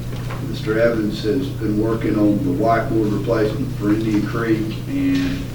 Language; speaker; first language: English; native; English